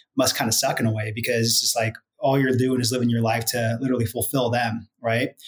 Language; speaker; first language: English; native; English